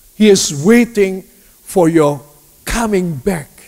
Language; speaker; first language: English; non-native, learner; Indonesian